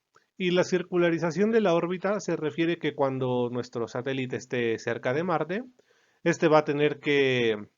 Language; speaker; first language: Spanish; native; Spanish